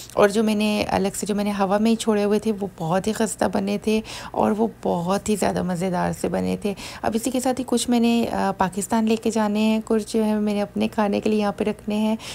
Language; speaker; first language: Urdu; native; Urdu